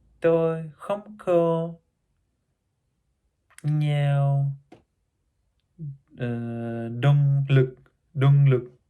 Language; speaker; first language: Vietnamese; non-native, learner; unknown